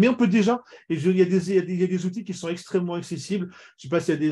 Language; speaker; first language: French; native; French